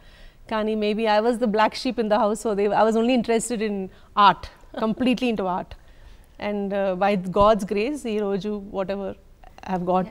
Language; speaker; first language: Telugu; non-native, local second language; Malayalam